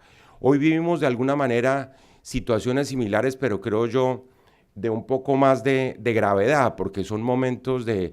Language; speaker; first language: Spanish; native; Spanish